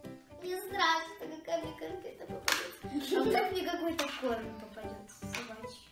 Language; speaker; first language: Russian; native; Russian